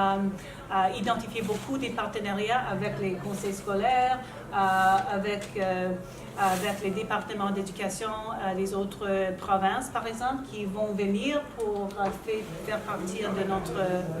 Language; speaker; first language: French; non-native, local second language; English